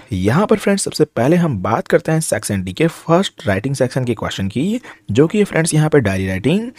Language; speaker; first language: Hindi; non-native, local second language; Gujarati